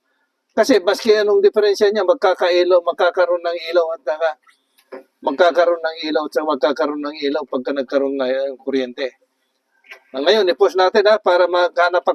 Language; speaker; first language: Filipino; native; Filipino